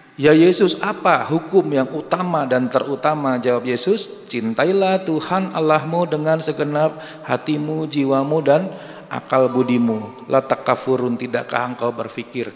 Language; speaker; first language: Indonesian; native; Indonesian